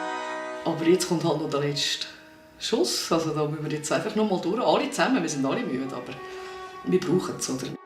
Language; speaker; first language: German; native; German